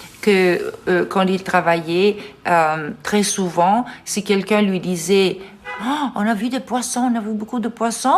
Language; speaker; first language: French; non-native, fluent; Italian